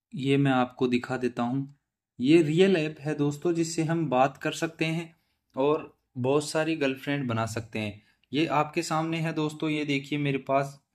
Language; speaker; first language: Hindi; native; Hindi